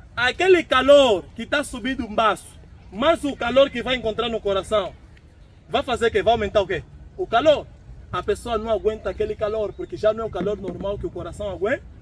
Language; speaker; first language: Portuguese; native; Portuguese